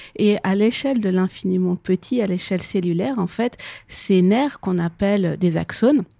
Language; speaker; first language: French; early bilingual, other home language; Persian